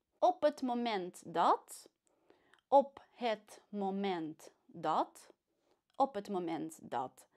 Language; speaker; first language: Dutch; non-native, fluent; Russian